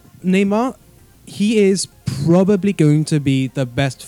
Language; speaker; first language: English; native; English